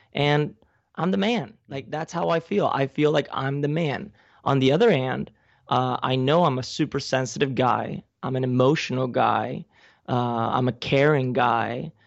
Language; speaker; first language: English; non-native, fluent; Spanish